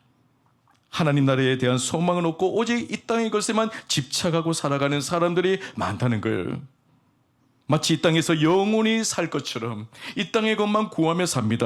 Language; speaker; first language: Korean; native; Korean